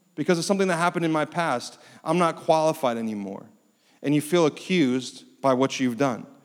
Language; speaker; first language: English; early bilingual, other home language; Korean